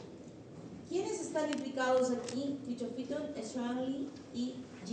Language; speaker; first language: Spanish; native; Spanish